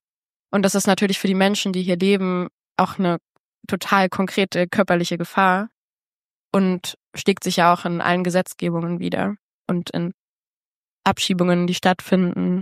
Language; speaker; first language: German; native; German